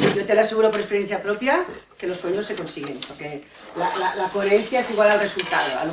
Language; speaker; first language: Spanish; non-native, local second language; Catalan